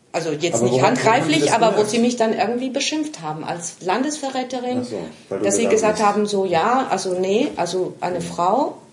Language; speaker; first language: German; non-native, fluent; Spanish